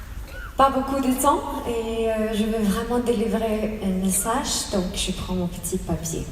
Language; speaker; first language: French; non-native, fluent; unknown